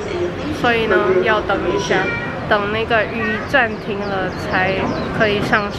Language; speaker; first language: Chinese; early bilingual, heritage; Chinese